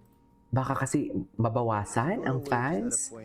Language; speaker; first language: Filipino; native; Filipino